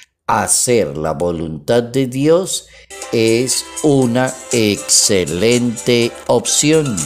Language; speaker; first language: Spanish; native; Spanish